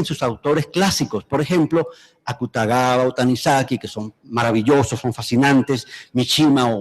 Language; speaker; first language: Spanish; native; Spanish